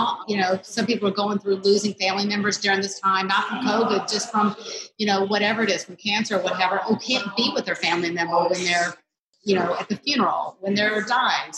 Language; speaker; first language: English; native; English